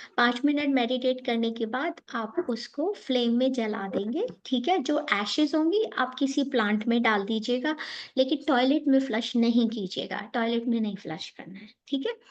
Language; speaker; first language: Hindi; native; Hindi